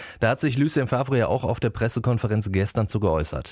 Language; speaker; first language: German; native; German